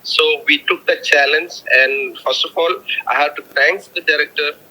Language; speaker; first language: English; non-native, local second language; Tamil